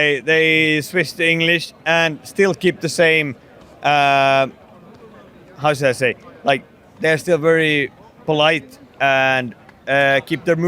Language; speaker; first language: English; non-native, fluent; Polish